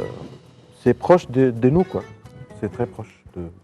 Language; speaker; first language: French; non-native, learner; Arabic